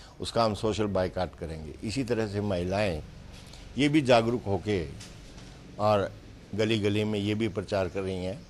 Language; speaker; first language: Hindi; native; Hindi